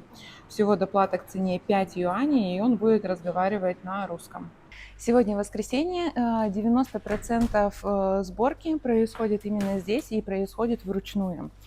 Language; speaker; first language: Russian; native; Russian